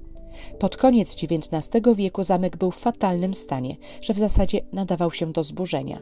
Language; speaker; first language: Polish; native; Polish